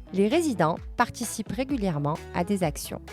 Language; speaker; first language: French; native; French